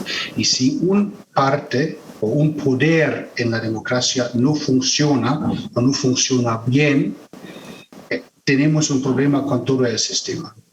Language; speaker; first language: Spanish; non-native, fluent; German